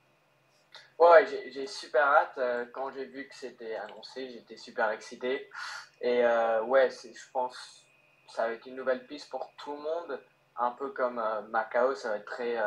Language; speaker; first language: French; early bilingual, heritage; French